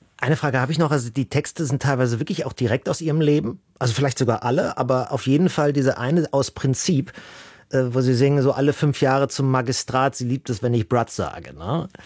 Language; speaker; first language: German; native; German